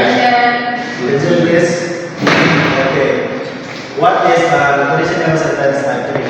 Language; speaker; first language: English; non-native, learner; Indonesian